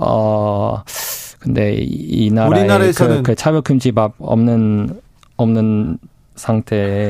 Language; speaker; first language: Korean; non-native, fluent; English